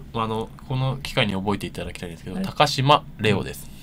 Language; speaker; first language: Japanese; native; Japanese